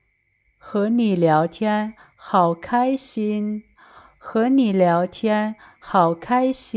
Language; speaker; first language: Chinese; non-native, fluent; Lao